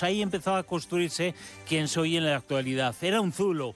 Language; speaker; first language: Spanish; native; Spanish